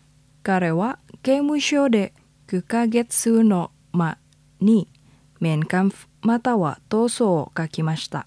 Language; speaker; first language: Japanese; non-native, fluent; Indonesian